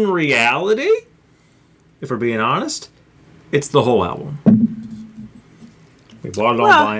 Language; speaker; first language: English; native; English